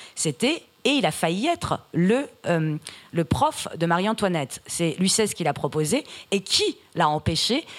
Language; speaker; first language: French; early bilingual, other home language; Persian